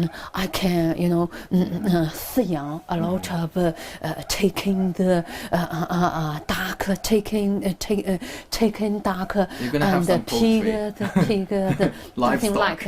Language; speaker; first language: English; non-native, learner; Chinese